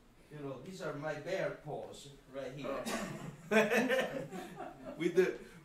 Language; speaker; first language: English; non-native, fluent; Italian